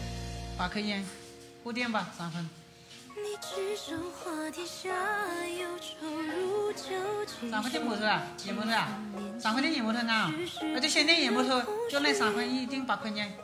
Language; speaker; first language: Chinese; native; Chinese